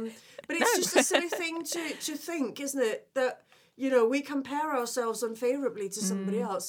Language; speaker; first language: English; non-native, fluent; Danish